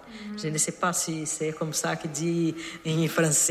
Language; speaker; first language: French; non-native, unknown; Portuguese